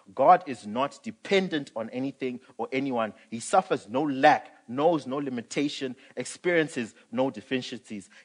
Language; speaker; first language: English; non-native, local second language; Shona